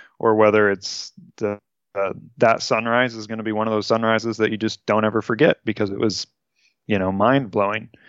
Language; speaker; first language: English; native; English